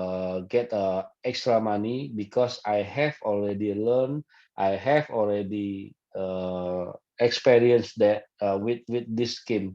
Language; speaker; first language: English; non-native, fluent; Indonesian